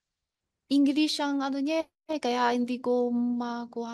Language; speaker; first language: Filipino; non-native, learner; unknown